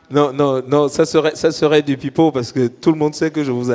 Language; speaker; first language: French; native; French